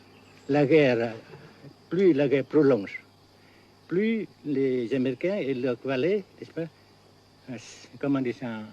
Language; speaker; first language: French; non-native, fluent; Vietnamese